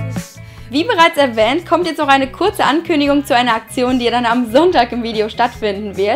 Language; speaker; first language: German; native; German